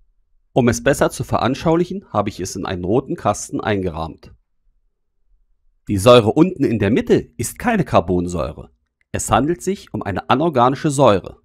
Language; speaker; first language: German; native; German